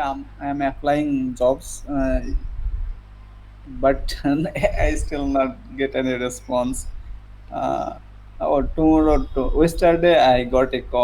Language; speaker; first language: English; non-native, learner; Bangla